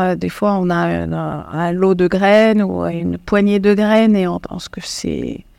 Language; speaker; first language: French; non-native, local second language; Arabic